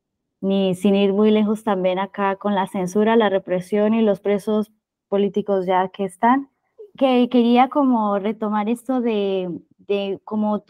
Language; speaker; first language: Spanish; native; Spanish